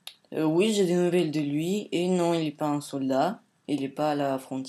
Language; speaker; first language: French; non-native, learner; Ukrainian